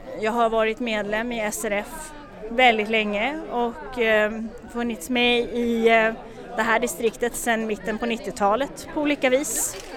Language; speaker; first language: Swedish; native; Swedish